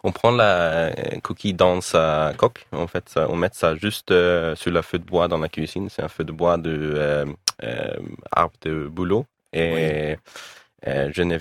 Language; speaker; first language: French; non-native, learner; Swedish